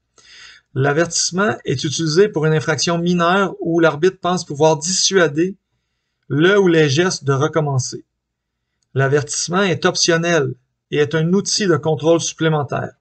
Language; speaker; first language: French; native; French